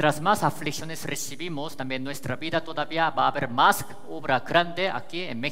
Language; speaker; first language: Spanish; native; Spanish